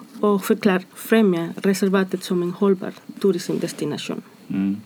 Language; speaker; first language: Swedish; non-native, fluent; Spanish